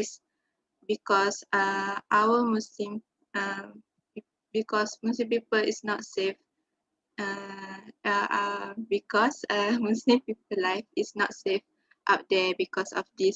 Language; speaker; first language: English; non-native, local second language; Malay